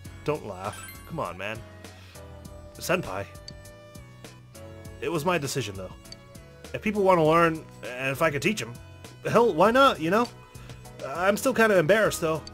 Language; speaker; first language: English; native; English